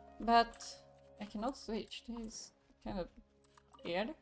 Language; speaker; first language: English; non-native, learner; Swedish